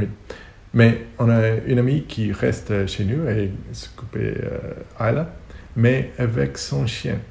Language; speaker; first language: French; non-native, learner; Hebrew